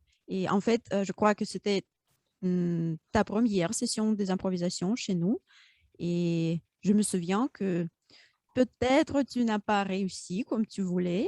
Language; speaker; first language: French; non-native, fluent; Russian